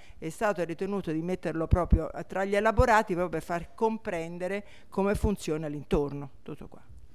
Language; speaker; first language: Italian; native; Italian